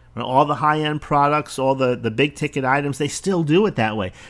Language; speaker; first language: English; early bilingual, other home language; Italian